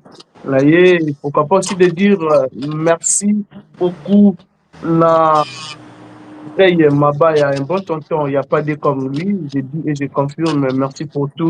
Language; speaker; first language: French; non-native, local second language; Lingala